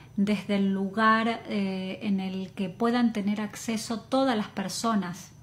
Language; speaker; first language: Spanish; native; Spanish